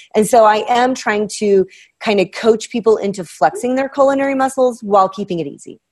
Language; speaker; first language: English; native; English